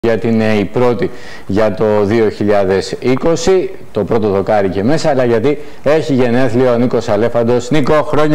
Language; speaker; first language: Greek; native; Greek